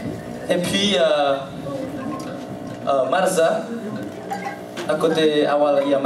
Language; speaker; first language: French; non-native, learner; Indonesian